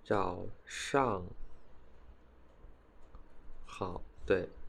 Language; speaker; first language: Chinese; non-native, fluent; Khmer